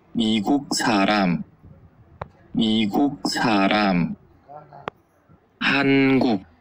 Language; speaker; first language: Korean; non-native, learner; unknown